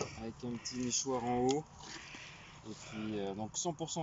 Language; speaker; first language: French; native; French